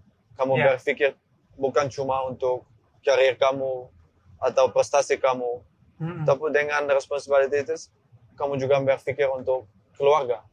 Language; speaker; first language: Indonesian; non-native, learner; Dutch